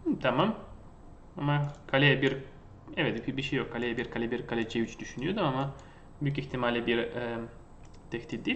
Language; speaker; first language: Turkish; non-native, fluent; Russian